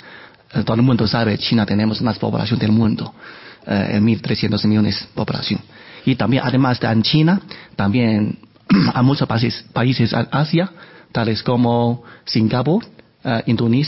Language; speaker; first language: Spanish; non-native, learner; Chinese